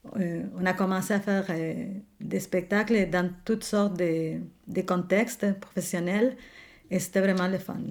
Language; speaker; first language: French; non-native, fluent; Spanish